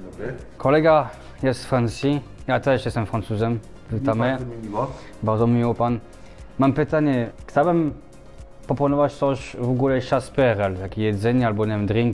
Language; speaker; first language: Polish; non-native, learner; French